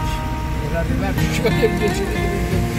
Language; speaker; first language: Italian; native; Italian